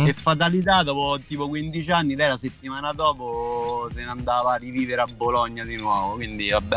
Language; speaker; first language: Italian; native; Italian